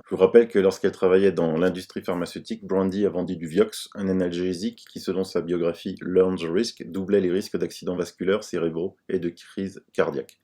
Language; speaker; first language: French; native; French